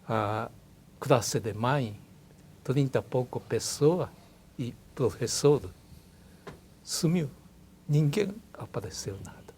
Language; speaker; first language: Portuguese; non-native, learner; Japanese